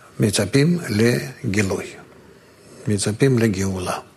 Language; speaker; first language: Hebrew; non-native, fluent; Russian